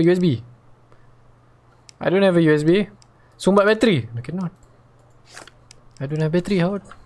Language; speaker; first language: English; non-native, local second language; Malay